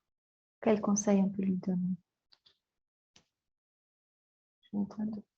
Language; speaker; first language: French; non-native, fluent; Spanish